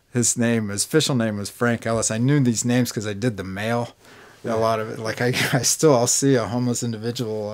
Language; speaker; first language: English; native; English